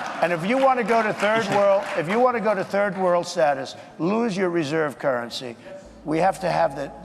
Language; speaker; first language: English; native; English